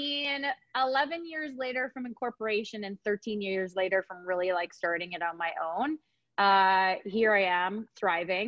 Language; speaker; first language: English; native; English